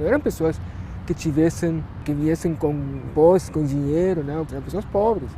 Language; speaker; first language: Portuguese; native; Portuguese